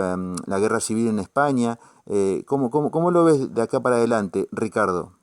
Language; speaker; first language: Spanish; native; Spanish